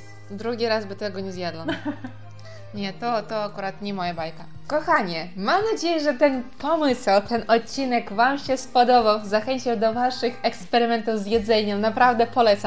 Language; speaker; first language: Polish; non-native, fluent; Russian